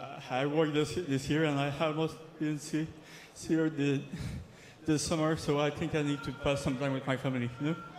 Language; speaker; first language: English; non-native, fluent; French